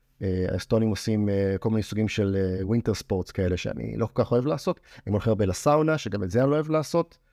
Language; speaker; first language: Hebrew; native; Hebrew